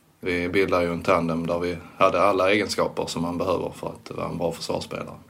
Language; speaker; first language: Swedish; native; Swedish